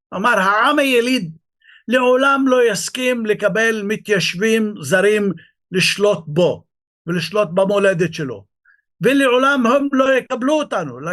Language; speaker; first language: Hebrew; non-native, local second language; Arabic